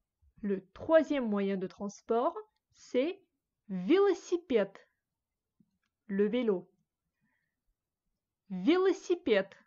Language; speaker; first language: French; non-native, fluent; Russian